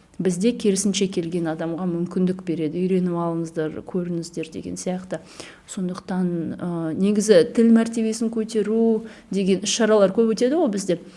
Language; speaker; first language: Kazakh; non-native, local second language; Chechen